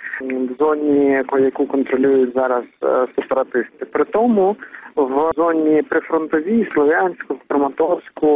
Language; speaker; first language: Ukrainian; native; Ukrainian